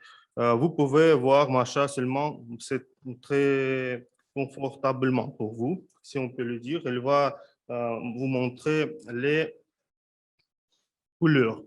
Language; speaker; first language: French; non-native, fluent; Russian